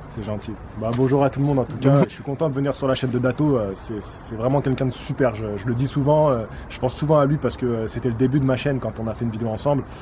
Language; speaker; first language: French; native; French